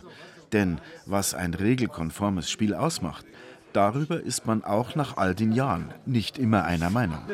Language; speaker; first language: German; native; German